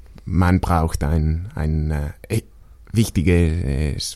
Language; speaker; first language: German; non-native, learner; Spanish